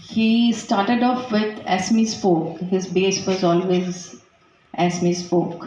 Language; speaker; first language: English; non-native, local second language; Bangla